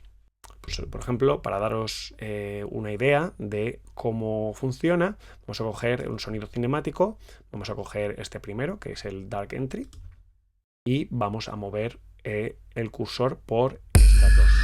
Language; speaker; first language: Spanish; native; Spanish